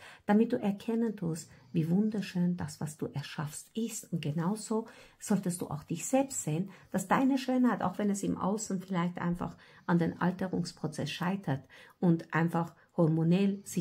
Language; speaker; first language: German; non-native, fluent; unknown